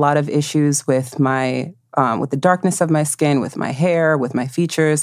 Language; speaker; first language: English; native; English